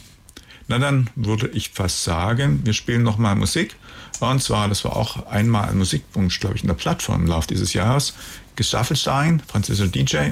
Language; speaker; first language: German; native; German